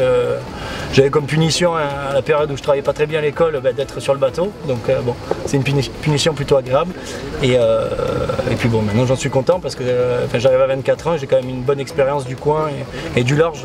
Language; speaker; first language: French; native; French